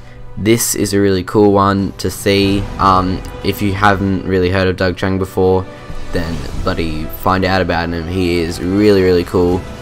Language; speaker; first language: English; native; English